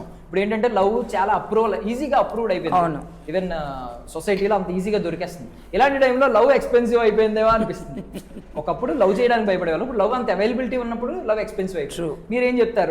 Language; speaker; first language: Telugu; native; Telugu